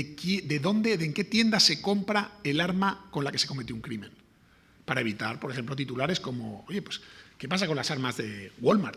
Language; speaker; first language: Spanish; native; Spanish